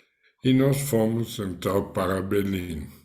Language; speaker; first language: Portuguese; non-native, fluent; German